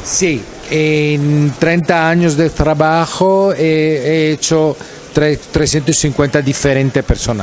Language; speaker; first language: Spanish; non-native, fluent; Italian